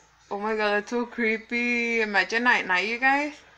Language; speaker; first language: English; early bilingual, other home language; Spanish